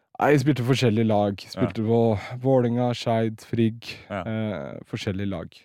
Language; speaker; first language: Norwegian; early bilingual, other home language; Riffian